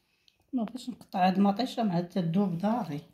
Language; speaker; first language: Arabic; native; Arabic